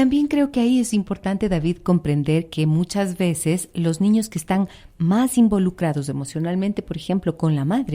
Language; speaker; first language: Spanish; native; Spanish